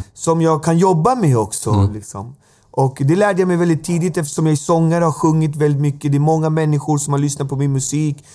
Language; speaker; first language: Swedish; native; Swedish